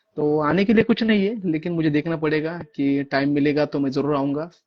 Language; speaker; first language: Hindi; non-native, local second language; Marathi